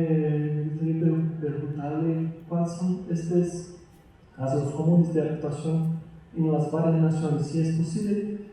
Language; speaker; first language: Spanish; non-native, fluent; Portuguese